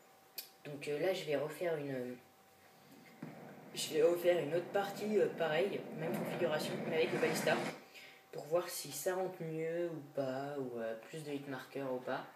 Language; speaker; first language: French; native; French